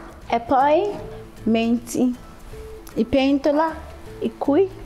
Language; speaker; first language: Italian; non-native, learner; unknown